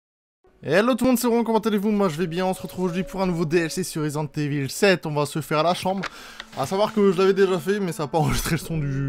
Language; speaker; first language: French; native; French